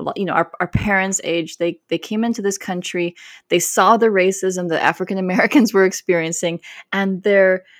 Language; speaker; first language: English; native; English